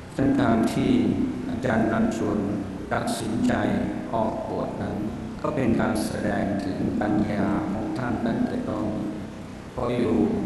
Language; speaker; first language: Thai; non-native, fluent; English